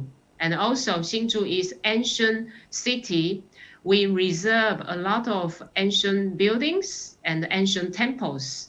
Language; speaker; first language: English; non-native, fluent; Chinese